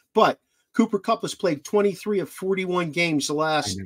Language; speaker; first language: English; native; English